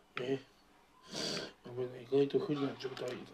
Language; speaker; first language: Japanese; native; Japanese